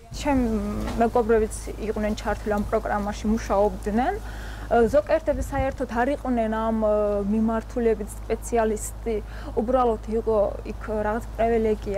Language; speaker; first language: Georgian; non-native, local second language; Azerbaijani